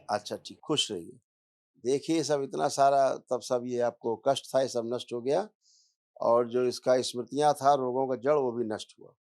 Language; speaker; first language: Hindi; native; Hindi